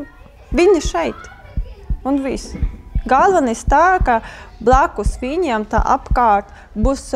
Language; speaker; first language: Latvian; non-native, learner; Ukrainian